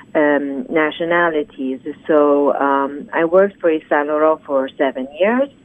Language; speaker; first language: English; non-native, fluent; Persian